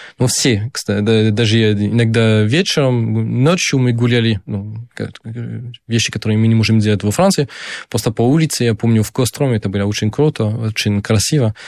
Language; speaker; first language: Russian; non-native, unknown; French